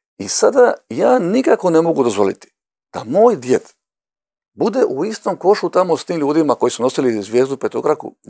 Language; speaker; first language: Croatian; native; Croatian